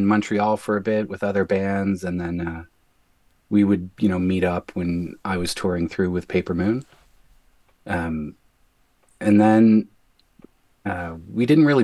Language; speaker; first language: English; native; English